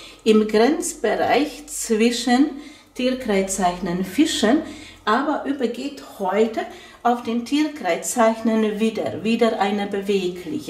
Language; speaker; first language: German; non-native, fluent; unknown